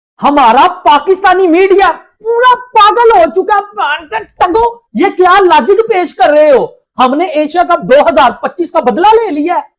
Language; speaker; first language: Urdu; non-native, local second language; Punjabi